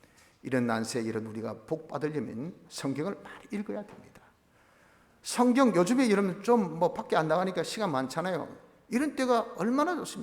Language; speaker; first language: Korean; native; Korean